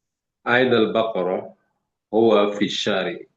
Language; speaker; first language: Arabic; non-native, learner; Indonesian